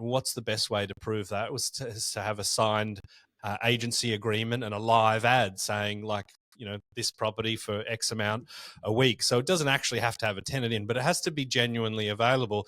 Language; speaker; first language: English; native; English